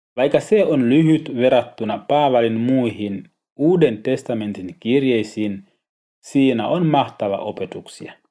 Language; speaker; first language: Finnish; non-native, learner; Swahili